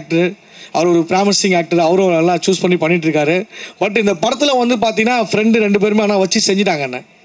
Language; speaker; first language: Tamil; native; Tamil